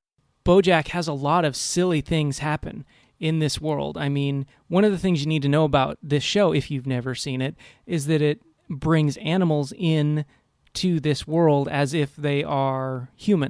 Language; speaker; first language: English; native; English